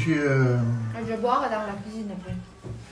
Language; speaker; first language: French; non-native, learner; Vietnamese